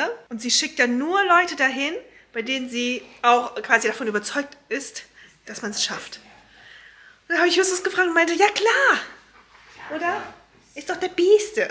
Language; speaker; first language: German; native; German